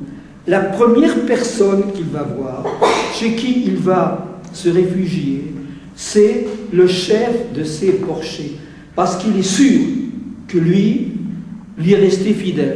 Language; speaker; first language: French; native; French